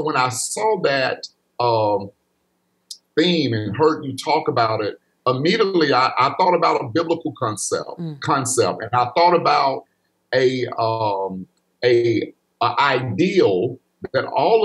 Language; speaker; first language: English; native; English